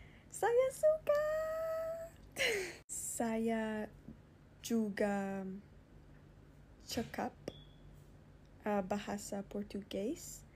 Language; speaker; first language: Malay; non-native, learner; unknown